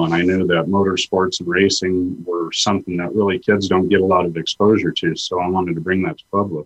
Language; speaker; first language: English; native; English